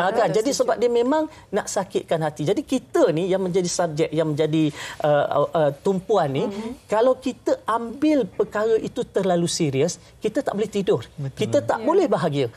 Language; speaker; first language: Malay; native; Malay